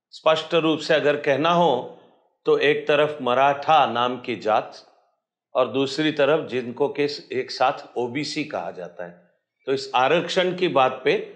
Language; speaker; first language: Hindi; non-native, local second language; Marathi